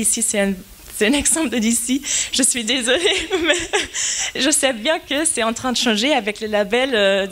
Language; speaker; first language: French; non-native, fluent; German